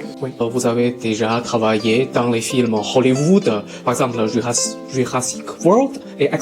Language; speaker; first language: French; non-native, learner; Chinese